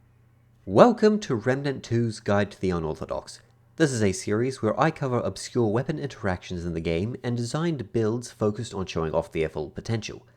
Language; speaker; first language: English; native; English